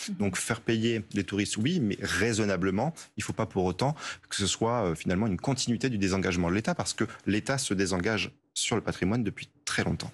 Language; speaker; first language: French; native; French